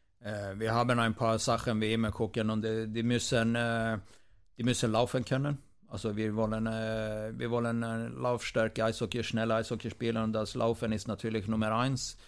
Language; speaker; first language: German; non-native, fluent; Swedish